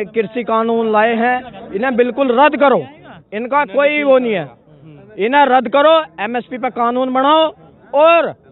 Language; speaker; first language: Hindi; native; Hindi